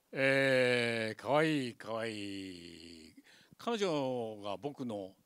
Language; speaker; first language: Japanese; native; Japanese